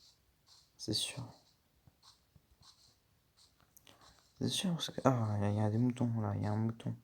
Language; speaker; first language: French; native; French